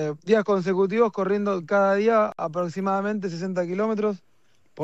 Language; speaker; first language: Spanish; native; Spanish